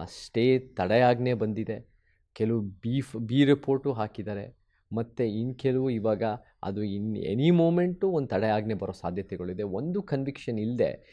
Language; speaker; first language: Kannada; early bilingual, heritage; Kannada